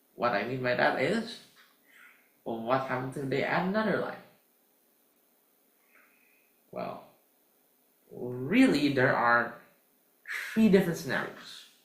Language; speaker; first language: English; non-native, fluent; Indonesian